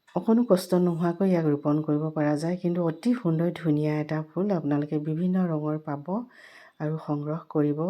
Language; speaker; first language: Assamese; native; Assamese